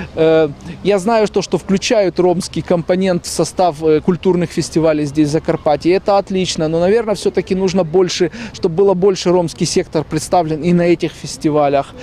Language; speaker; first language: Russian; native; Russian